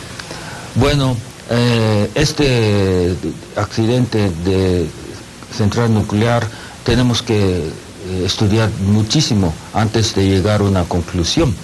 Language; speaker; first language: Spanish; non-native, learner; Japanese